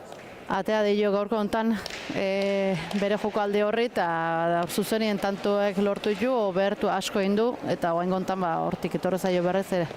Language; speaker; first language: Basque; native; Basque